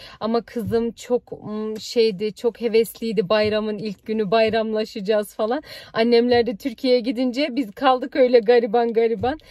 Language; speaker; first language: Turkish; early bilingual, heritage; Turkish